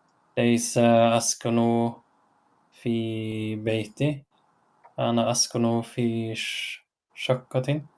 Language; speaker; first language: Arabic; non-native, learner; Norwegian